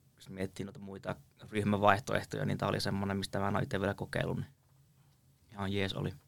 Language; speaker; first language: Finnish; native; Finnish